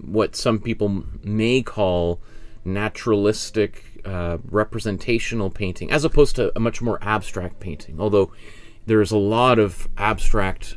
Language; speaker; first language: English; native; English